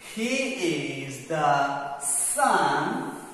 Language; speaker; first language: English; non-native, local second language; Gujarati